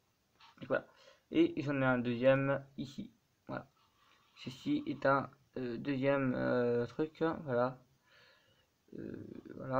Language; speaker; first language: French; native; French